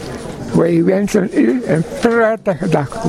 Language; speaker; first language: Dutch; non-native, local second language; Papiamento